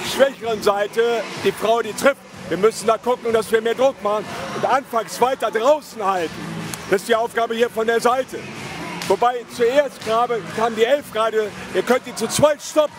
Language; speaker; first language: German; native; German